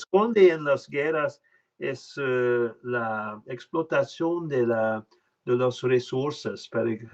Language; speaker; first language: Spanish; non-native, learner; French